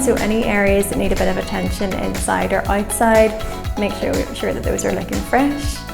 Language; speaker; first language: English; native; English